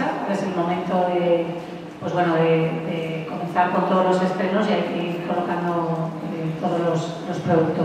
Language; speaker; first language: Spanish; native; Spanish